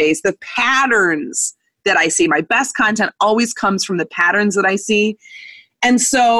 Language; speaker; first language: English; native; English